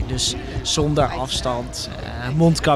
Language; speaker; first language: Dutch; native; Dutch